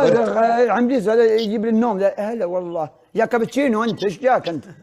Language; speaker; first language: Arabic; native; Arabic